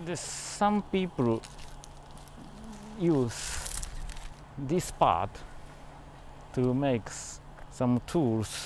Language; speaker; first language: English; non-native, learner; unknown